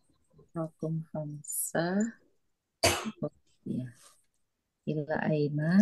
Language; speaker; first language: Arabic; non-native, learner; Indonesian